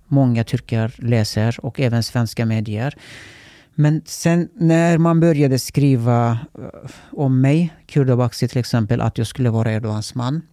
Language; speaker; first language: Swedish; early bilingual, other home language; Turkish